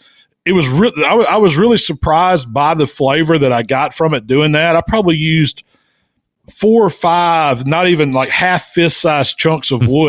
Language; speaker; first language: English; native; English